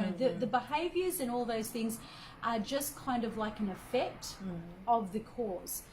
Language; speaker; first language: English; native; English